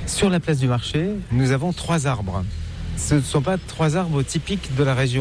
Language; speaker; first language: French; native; French